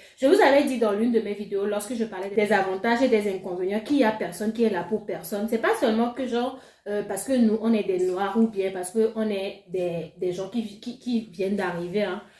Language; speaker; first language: French; non-native, local second language; Ewe